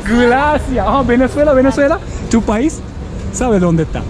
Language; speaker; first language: Spanish; non-native, learner; Japanese